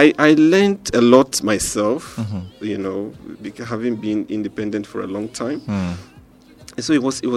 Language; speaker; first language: English; non-native, local second language; Ewe